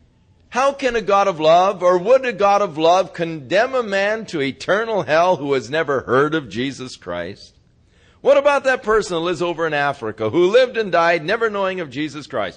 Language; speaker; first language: English; native; English